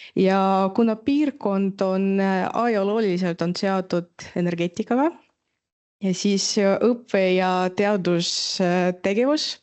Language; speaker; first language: Estonian; non-native, local second language; Russian